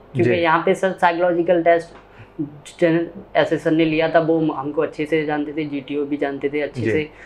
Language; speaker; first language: Hindi; native; Hindi